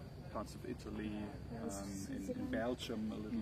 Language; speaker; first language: English; non-native, fluent; German